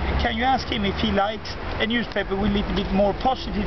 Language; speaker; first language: English; non-native, fluent; Swedish